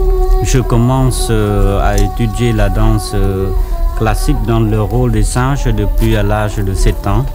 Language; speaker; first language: French; non-native, fluent; Khmer